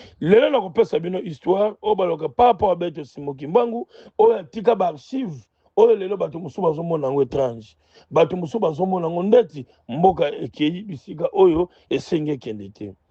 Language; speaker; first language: Lingala; non-native, local second language; Kongo